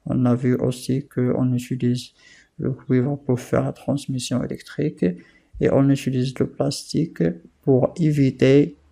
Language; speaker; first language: French; non-native, local second language; Arabic